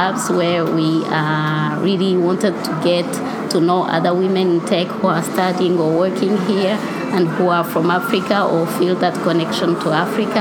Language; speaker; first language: English; non-native, local second language; Kinyarwanda